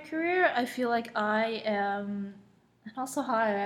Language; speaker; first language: English; non-native, local second language; Cantonese